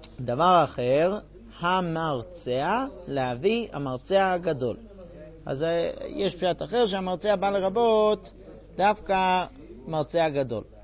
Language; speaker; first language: Hebrew; non-native, fluent; English